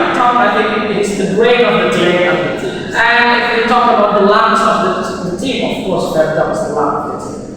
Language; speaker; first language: English; non-native, fluent; Indonesian